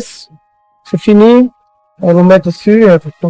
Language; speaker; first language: French; non-native, learner; German